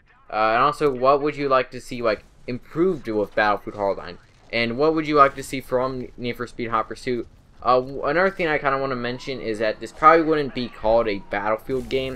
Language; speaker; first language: English; native; English